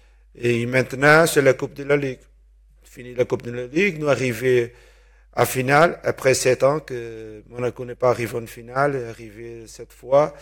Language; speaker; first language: French; non-native, learner; Portuguese